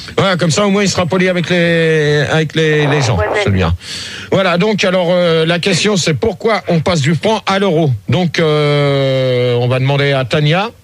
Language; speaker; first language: French; native; French